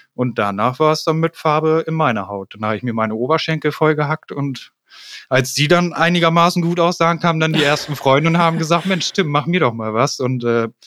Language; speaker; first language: German; native; German